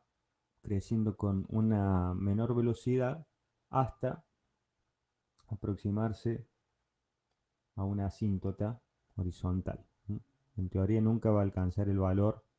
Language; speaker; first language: Spanish; native; Spanish